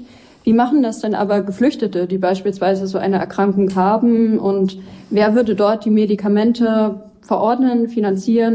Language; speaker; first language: German; native; German